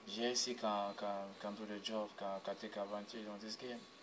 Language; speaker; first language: English; non-native, local second language; French